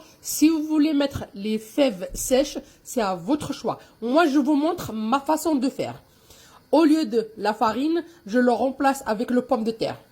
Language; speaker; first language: French; non-native, local second language; Arabic